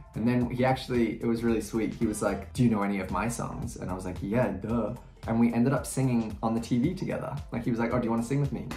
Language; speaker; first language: English; native; English